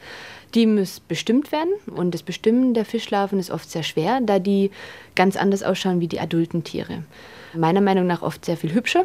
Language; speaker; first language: German; native; German